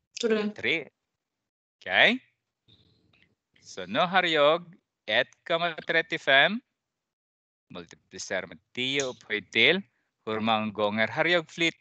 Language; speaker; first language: Swedish; non-native, fluent; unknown